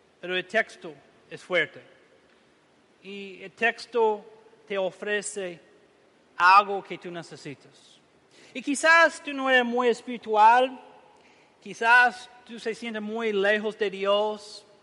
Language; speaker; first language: Spanish; non-native, learner; English